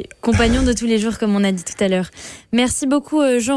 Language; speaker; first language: French; native; French